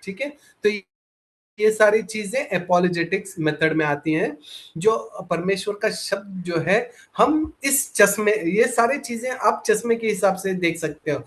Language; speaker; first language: Hindi; non-native, local second language; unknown